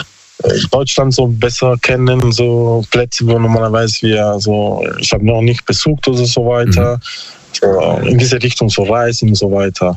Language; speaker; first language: German; non-native, learner; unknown